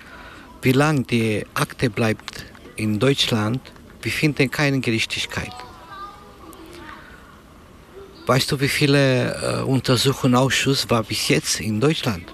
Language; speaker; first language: German; non-native, learner; Romanian